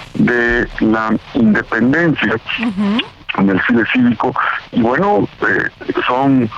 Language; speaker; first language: Spanish; native; Spanish